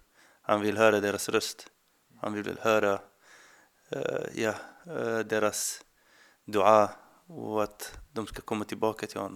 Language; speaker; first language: Swedish; non-native, fluent; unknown